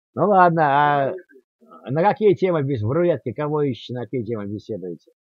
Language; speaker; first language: Russian; native; Russian